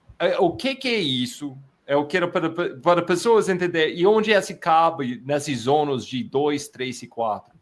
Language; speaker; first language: Portuguese; non-native, fluent; English